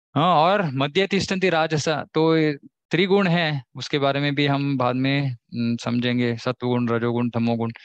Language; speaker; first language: Hindi; non-native, local second language; Kannada